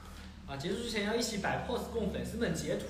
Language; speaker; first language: Chinese; native; Chinese